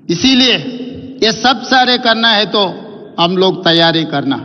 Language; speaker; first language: Hindi; non-native, local second language; Telugu